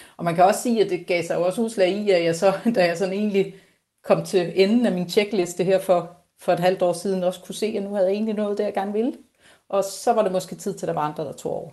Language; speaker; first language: Danish; native; Danish